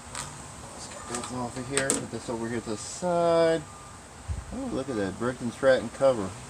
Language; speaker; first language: English; native; English